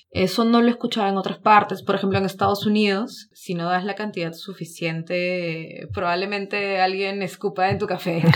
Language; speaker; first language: Spanish; native; Spanish